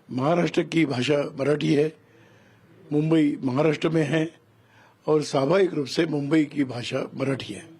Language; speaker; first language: Hindi; non-native, local second language; Marathi